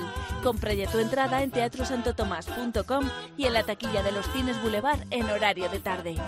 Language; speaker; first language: Spanish; native; Spanish